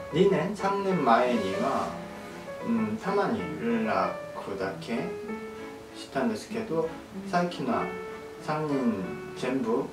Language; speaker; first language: Japanese; non-native, fluent; Korean